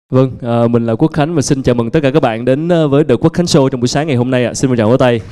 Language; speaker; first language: Vietnamese; native; Vietnamese